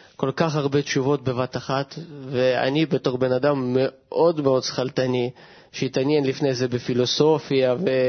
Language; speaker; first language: Hebrew; early bilingual, other home language; Russian